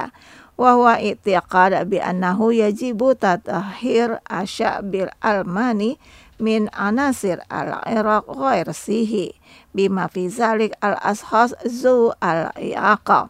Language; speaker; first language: Arabic; non-native, fluent; Indonesian